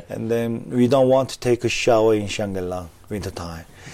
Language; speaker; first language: English; non-native, learner; Korean